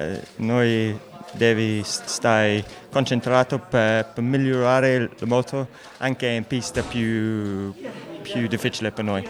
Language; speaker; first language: Italian; non-native, learner; English